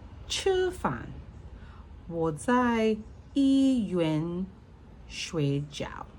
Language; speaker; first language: Chinese; non-native, learner; English